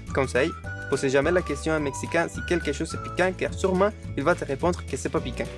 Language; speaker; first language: French; non-native, fluent; Spanish